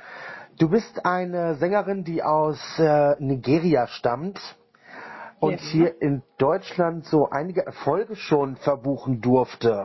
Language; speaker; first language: German; native; German